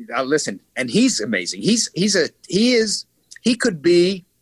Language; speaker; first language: English; native; English